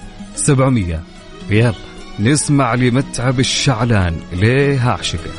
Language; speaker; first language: Arabic; native; Arabic